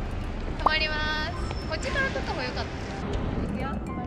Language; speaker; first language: Japanese; native; Japanese